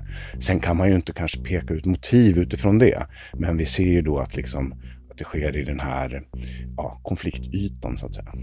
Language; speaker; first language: Swedish; native; Swedish